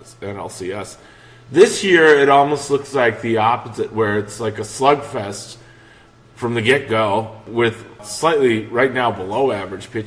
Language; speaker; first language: English; native; English